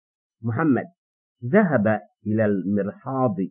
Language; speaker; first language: Arabic; non-native, fluent; English